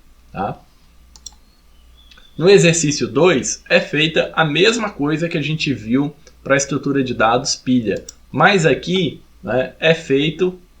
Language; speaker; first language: Portuguese; native; Portuguese